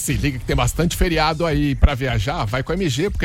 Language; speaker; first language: Portuguese; native; Portuguese